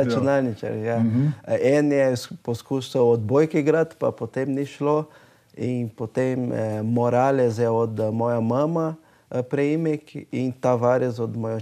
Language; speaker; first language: Slovenian; non-native, learner; Portuguese